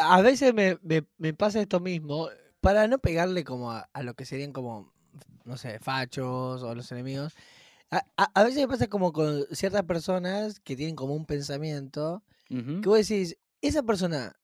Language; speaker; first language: Spanish; native; Spanish